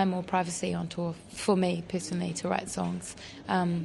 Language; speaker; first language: English; native; English